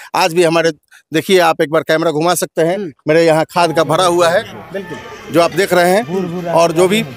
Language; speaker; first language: Hindi; native; Hindi